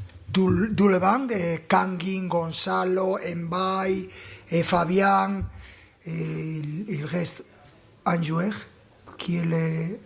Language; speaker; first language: French; non-native, fluent; Spanish